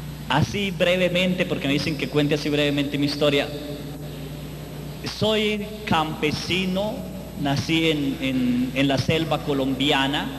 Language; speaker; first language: Spanish; native; Spanish